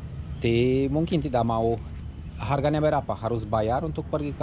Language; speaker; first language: Indonesian; non-native, learner; Romanian